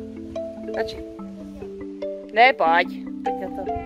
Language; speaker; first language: Czech; native; Czech